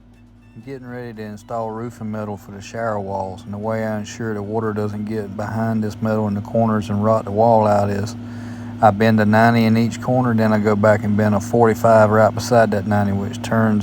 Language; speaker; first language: English; native; English